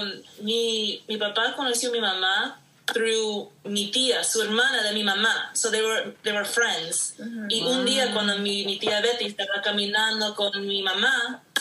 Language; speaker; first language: Spanish; early bilingual, heritage; Spanish